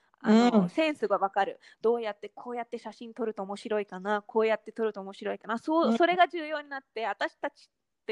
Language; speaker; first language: Japanese; non-native, fluent; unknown